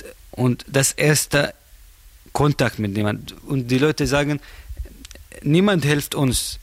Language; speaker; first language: German; non-native, learner; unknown